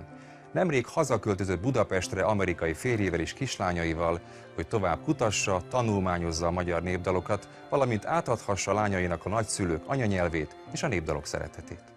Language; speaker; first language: Hungarian; native; Hungarian